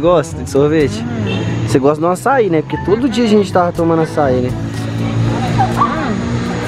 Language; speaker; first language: Portuguese; native; Portuguese